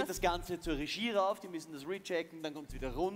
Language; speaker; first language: German; native; German